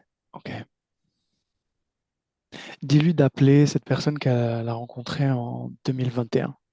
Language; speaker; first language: French; native; French